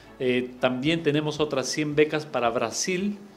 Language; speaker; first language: Spanish; native; Spanish